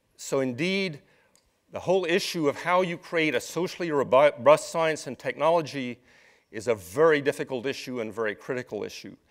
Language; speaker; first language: English; native; English